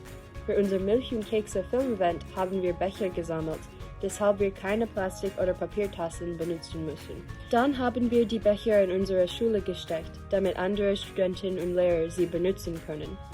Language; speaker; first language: German; non-native, learner; English